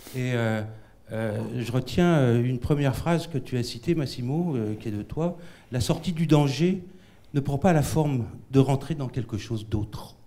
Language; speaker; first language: French; native; French